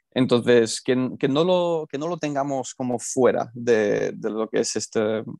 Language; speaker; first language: Spanish; early bilingual, heritage; Spanish